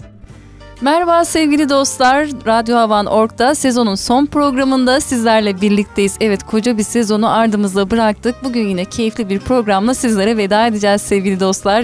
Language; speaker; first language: Turkish; native; Turkish